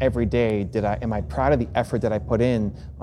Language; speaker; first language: English; native; English